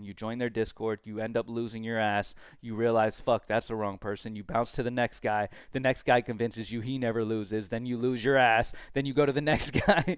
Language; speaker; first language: English; native; English